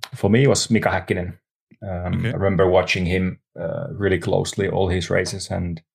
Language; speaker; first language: English; non-native, fluent; Finnish